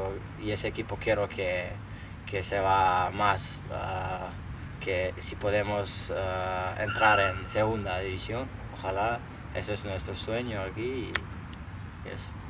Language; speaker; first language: Spanish; non-native, learner; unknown